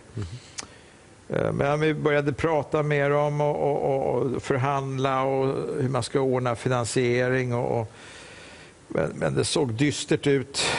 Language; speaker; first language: Swedish; native; Swedish